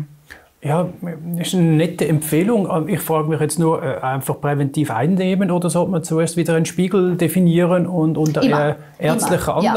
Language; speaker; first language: German; native; German